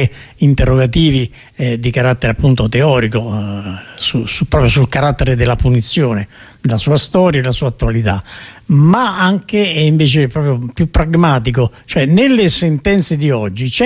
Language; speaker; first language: Italian; native; Italian